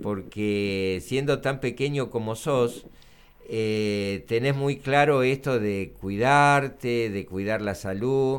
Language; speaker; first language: Spanish; native; Spanish